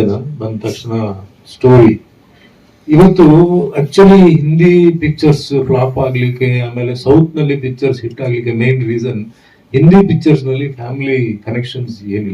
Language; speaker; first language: Kannada; non-native, fluent; Tulu